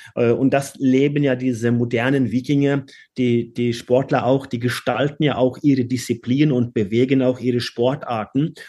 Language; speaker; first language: German; non-native, fluent; Norwegian